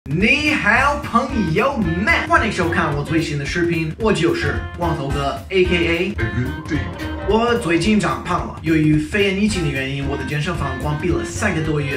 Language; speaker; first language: Chinese; non-native, fluent; English